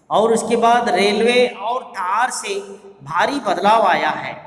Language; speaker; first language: Hindi; non-native, local second language; Kannada